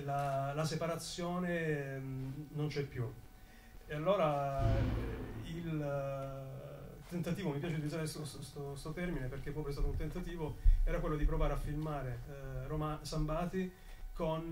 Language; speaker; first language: Italian; native; Italian